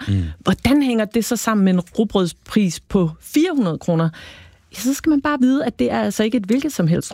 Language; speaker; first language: Danish; native; Danish